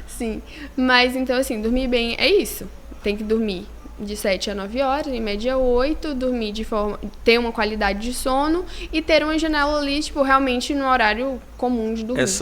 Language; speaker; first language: Portuguese; native; Portuguese